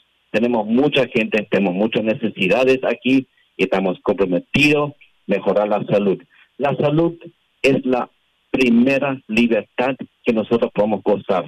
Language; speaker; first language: Spanish; non-native, local second language; Portuguese